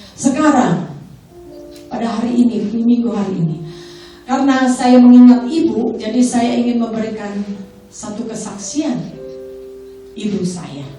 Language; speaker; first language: Indonesian; native; Indonesian